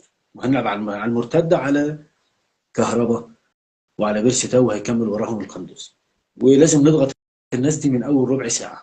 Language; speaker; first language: Arabic; native; Arabic